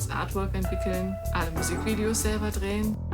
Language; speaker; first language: German; native; German